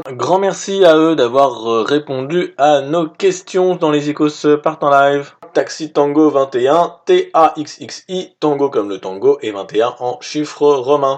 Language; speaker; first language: French; native; French